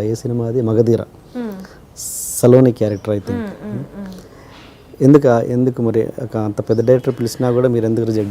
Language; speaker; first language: Telugu; native; Telugu